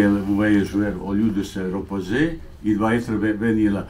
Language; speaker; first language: French; non-native, fluent; Bosnian